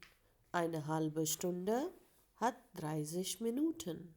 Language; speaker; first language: German; non-native, fluent; Hindi